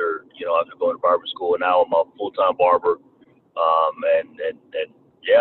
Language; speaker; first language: English; early bilingual, other home language; Kinyarwanda